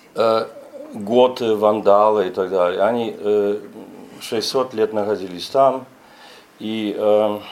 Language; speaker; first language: Russian; non-native, fluent; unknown